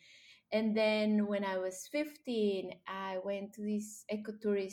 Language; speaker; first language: English; non-native, fluent; Spanish